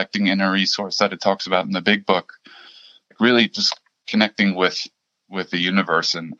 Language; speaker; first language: English; early bilingual, other home language; German